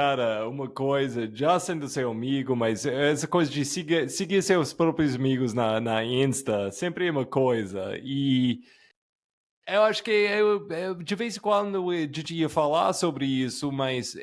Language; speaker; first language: Portuguese; non-native, fluent; English